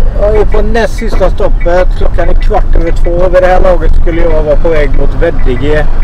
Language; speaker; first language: Swedish; native; Swedish